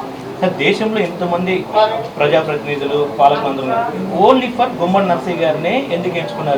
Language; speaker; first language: Telugu; native; Telugu